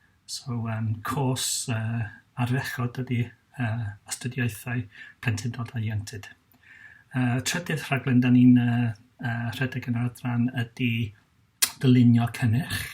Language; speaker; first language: Welsh; non-native, local second language; English